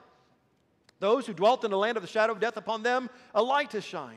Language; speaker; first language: English; early bilingual, other home language; Swedish